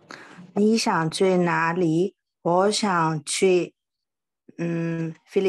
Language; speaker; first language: Chinese; non-native, learner; Burmese